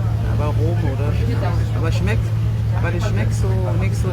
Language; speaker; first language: German; non-native, learner; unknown